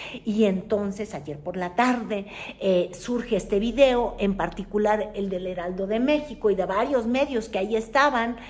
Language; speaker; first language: Spanish; native; Spanish